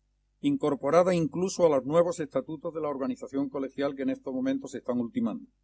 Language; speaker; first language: Spanish; native; Spanish